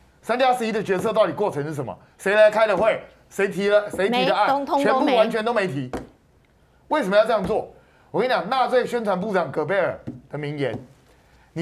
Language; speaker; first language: Chinese; native; Chinese